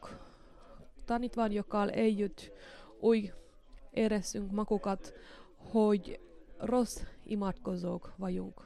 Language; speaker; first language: Hungarian; non-native, learner; Finnish